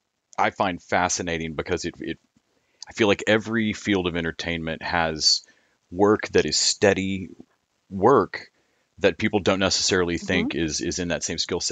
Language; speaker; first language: English; native; English